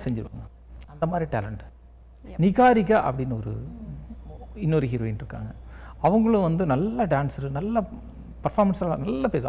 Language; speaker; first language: Tamil; native; Tamil